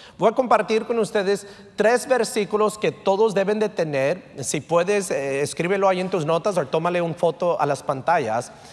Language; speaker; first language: Spanish; early bilingual, heritage; Spanish